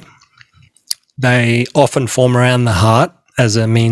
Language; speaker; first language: English; native; English